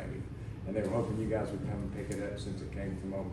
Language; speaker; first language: English; native; English